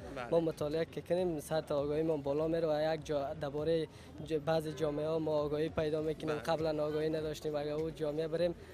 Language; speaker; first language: Persian; native; Persian